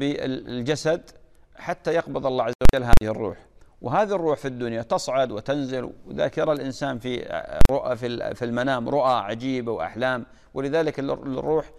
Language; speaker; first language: Arabic; native; Arabic